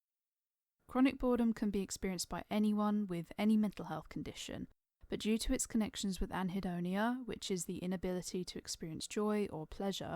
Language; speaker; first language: English; native; English